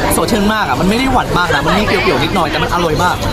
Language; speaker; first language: Thai; non-native, fluent; Indonesian